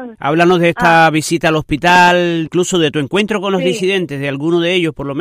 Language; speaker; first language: Spanish; native; Spanish